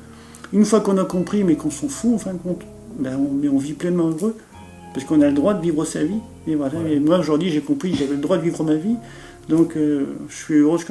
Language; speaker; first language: French; native; French